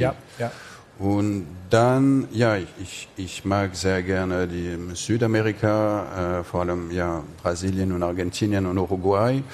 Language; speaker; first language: German; non-native, fluent; French